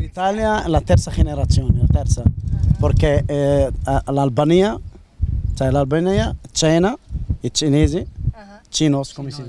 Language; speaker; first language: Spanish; non-native, learner; Italian